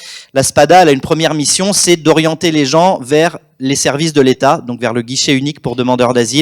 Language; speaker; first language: French; native; French